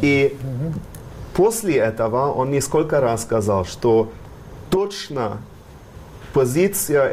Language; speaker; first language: Russian; non-native, fluent; German